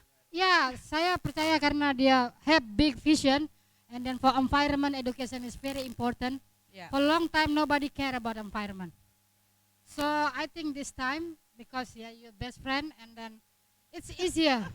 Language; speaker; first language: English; non-native, learner; Indonesian